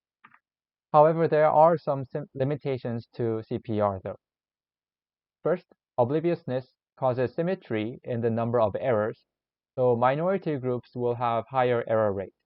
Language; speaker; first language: English; non-native, learner; Korean